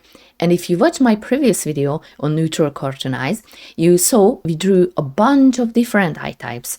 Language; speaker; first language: English; non-native, fluent; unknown